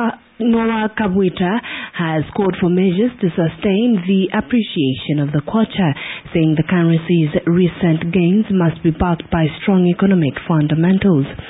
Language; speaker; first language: English; non-native, local second language; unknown